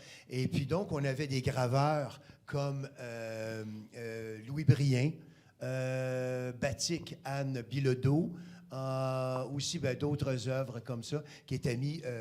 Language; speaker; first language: French; native; French